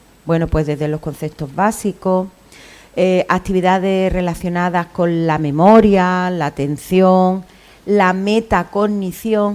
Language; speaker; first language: Spanish; native; Spanish